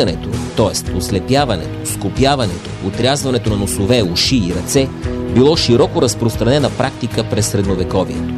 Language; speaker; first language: Bulgarian; native; Bulgarian